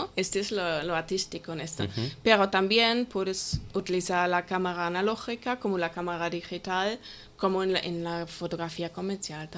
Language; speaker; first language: Spanish; non-native, fluent; German